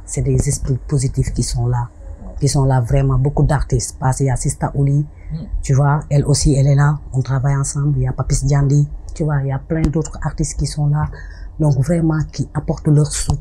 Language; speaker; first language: French; non-native, local second language; Wolof